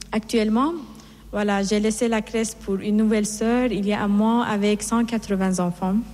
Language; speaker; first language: French; non-native, fluent; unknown